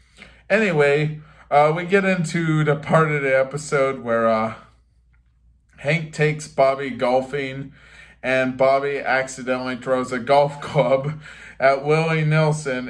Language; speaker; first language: English; native; English